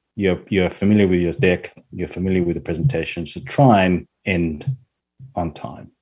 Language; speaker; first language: English; non-native, fluent; Spanish